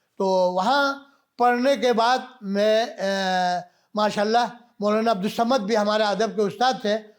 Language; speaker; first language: Urdu; non-native, local second language; Balti